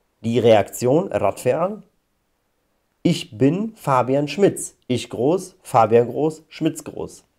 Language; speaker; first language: German; non-native, fluent; Arabic